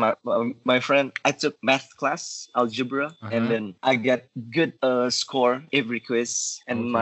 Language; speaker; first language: English; non-native, learner; Indonesian